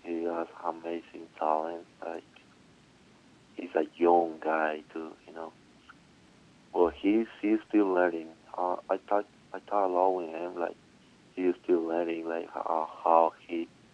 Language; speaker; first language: English; non-native, learner; Spanish